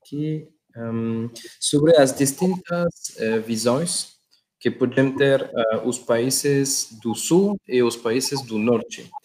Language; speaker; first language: Portuguese; non-native, learner; Spanish